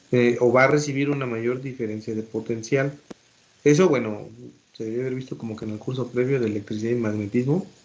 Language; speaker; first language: Spanish; native; Spanish